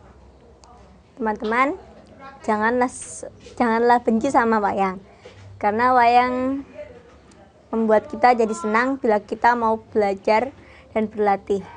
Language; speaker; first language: Indonesian; non-native, local second language; Javanese